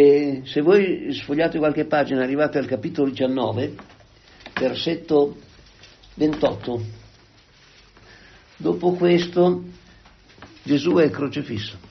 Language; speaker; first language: Italian; native; Italian